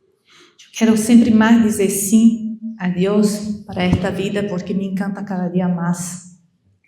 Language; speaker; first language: Spanish; non-native, learner; Portuguese